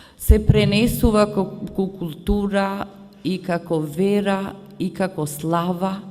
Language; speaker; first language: Macedonian; early bilingual, heritage; Macedonian